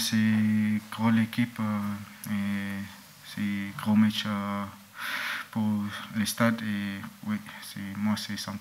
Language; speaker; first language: French; non-native, learner; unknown